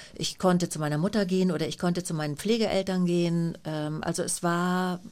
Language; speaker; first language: German; native; German